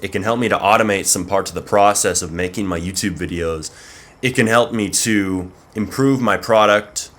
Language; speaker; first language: English; native; English